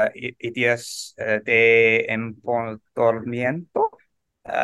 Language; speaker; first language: Spanish; non-native, learner; English